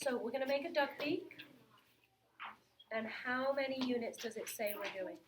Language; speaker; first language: English; native; English